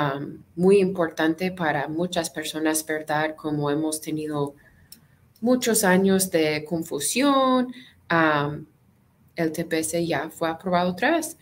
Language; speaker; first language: Spanish; non-native, fluent; English